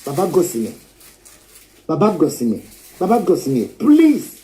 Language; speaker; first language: English; non-native, local second language; Yoruba